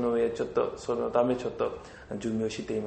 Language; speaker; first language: Japanese; non-native, learner; Bangla